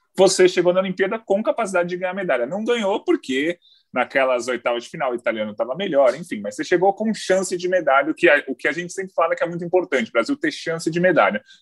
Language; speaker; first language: Portuguese; native; Portuguese